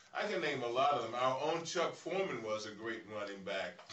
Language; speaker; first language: English; native; English